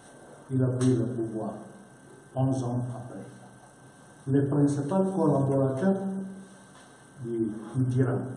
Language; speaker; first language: French; non-native, learner; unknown